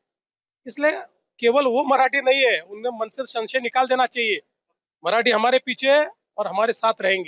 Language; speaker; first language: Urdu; non-native, local second language; Marathi